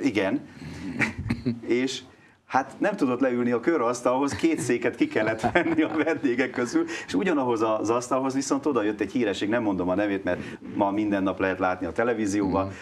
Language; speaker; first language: Hungarian; native; Hungarian